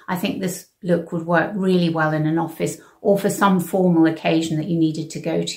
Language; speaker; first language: English; native; English